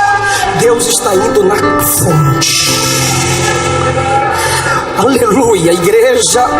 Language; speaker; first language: Portuguese; native; Portuguese